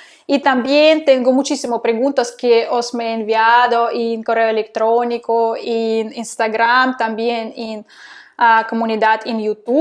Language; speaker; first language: Spanish; non-native, fluent; Russian